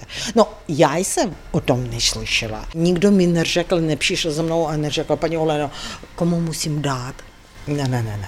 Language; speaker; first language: Czech; non-native, fluent; Ukrainian